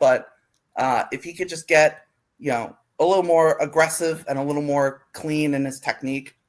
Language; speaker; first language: English; native; English